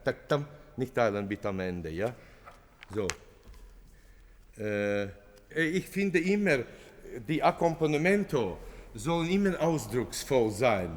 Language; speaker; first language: German; non-native, fluent; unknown